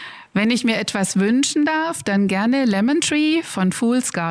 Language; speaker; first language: German; native; German